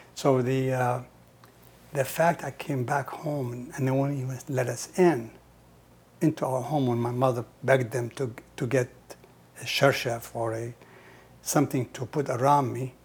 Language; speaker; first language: English; non-native, fluent; Hebrew